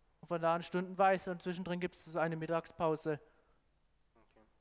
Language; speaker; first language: German; native; German